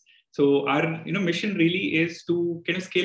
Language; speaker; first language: English; non-native, local second language; Telugu